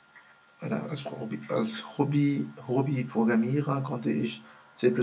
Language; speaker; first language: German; non-native, fluent; French